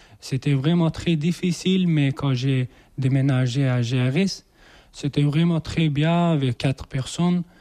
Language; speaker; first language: French; non-native, learner; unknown